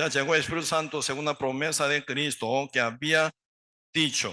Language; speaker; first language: Spanish; non-native, learner; Korean